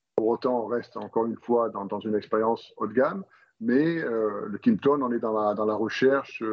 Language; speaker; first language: French; native; French